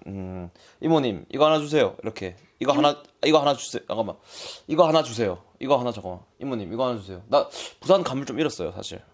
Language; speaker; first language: Korean; native; Korean